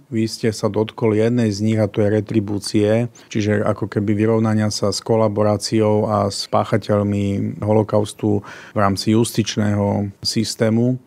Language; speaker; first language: Slovak; native; Slovak